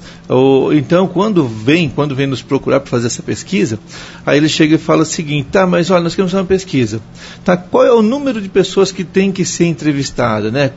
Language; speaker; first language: Portuguese; native; Portuguese